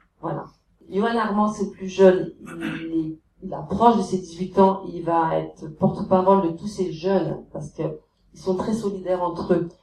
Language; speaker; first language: French; native; French